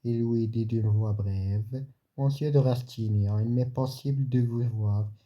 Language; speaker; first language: French; non-native, local second language; Arabic